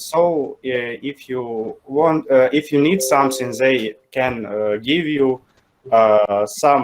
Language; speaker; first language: English; non-native, learner; Ukrainian